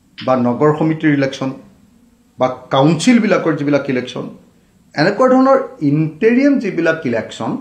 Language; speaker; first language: Assamese; native; Assamese